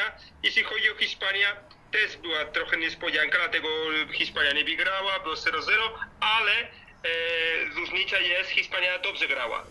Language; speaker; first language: Polish; non-native, learner; Spanish